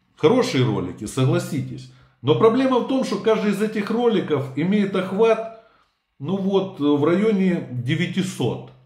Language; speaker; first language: Russian; native; Russian